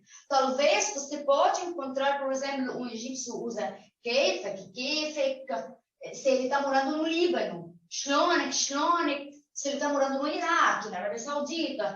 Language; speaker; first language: Portuguese; non-native, fluent; Arabic